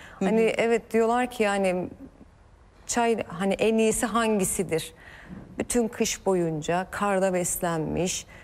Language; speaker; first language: Turkish; native; Turkish